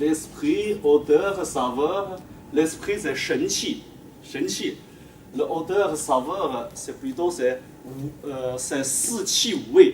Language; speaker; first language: French; non-native, fluent; Chinese